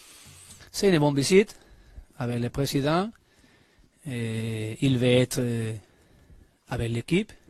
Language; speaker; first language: French; non-native, learner; Spanish